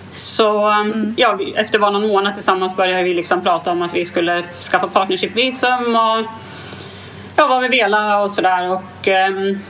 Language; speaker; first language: Swedish; native; Swedish